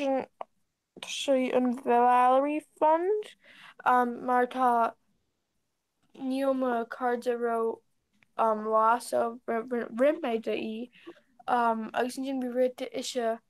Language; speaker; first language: Irish; non-native, learner; English